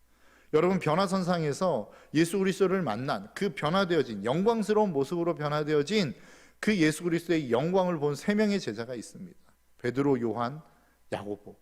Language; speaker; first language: Korean; native; Korean